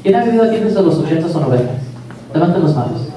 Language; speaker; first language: Spanish; early bilingual, heritage; Spanish